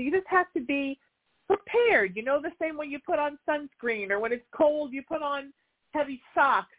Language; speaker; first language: English; native; English